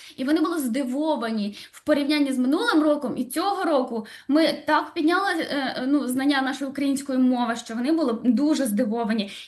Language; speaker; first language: Ukrainian; native; Ukrainian